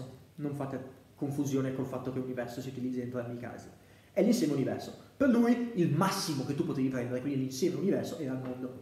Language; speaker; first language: Italian; native; Italian